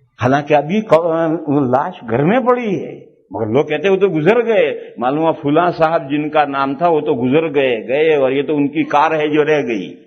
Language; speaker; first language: Urdu; non-native, local second language; Gujarati